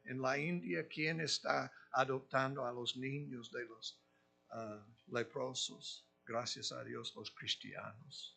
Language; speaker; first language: Spanish; non-native, fluent; English